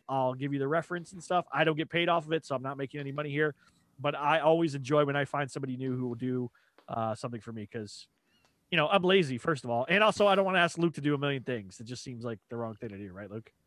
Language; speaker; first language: English; native; English